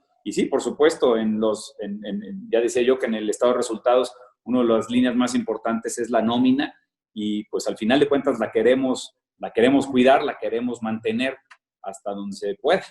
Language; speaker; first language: Spanish; native; Spanish